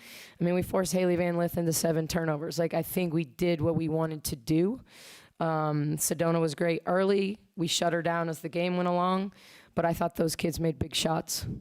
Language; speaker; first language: English; native; English